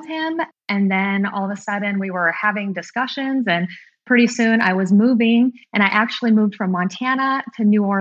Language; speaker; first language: English; native; English